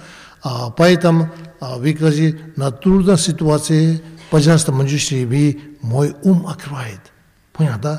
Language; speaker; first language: Russian; non-native, learner; Tibetan